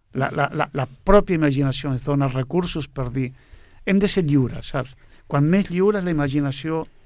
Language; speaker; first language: Catalan; non-native, fluent; Portuguese